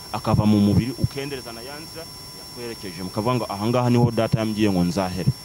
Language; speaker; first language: Kinyarwanda; early bilingual, heritage; Kinyarwanda